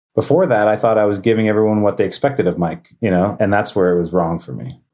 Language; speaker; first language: English; native; English